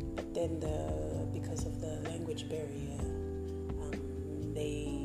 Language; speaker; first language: English; non-native, fluent; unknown